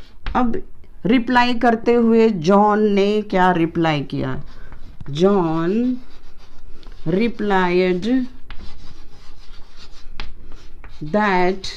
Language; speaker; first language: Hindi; native; Hindi